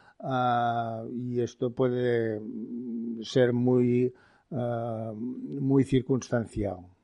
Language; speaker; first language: Spanish; non-native, local second language; Catalan